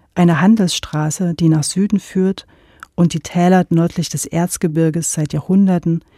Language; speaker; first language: German; native; German